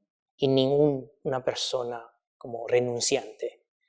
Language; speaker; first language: Spanish; non-native, fluent; Chinese